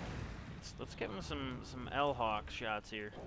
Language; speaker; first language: English; native; English